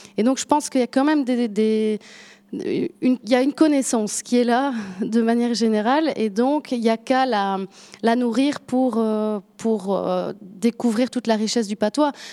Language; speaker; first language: French; native; French